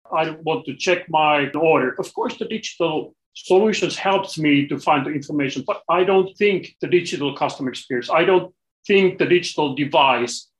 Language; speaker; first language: English; non-native, fluent; Finnish